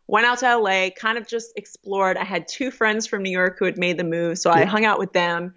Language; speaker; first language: English; native; English